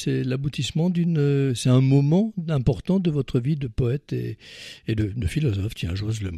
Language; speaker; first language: French; native; French